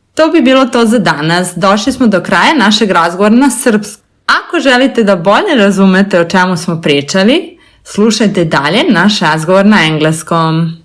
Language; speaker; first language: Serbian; native; Serbian